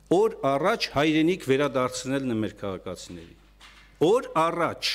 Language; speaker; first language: Armenian; native; Armenian